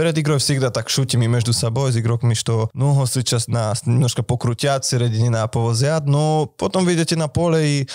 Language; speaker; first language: Russian; non-native, fluent; Slovak